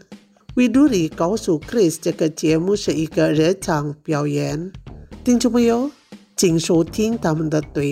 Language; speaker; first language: Chinese; non-native, fluent; Indonesian